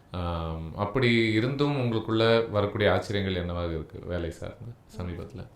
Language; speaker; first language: Tamil; native; Tamil